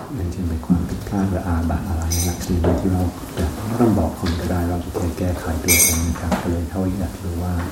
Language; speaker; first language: Thai; native; Thai